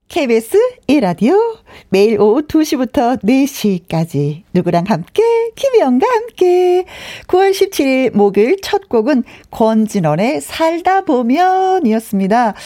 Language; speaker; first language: Korean; native; Korean